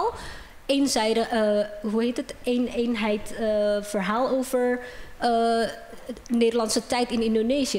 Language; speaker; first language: Dutch; non-native, fluent; Indonesian